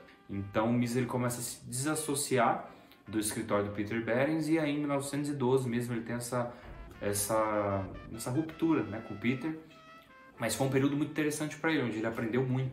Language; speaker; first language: Portuguese; native; Portuguese